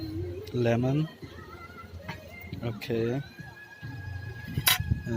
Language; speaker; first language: English; non-native, learner; Urdu